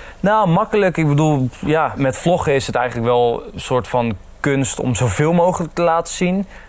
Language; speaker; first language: Dutch; native; Dutch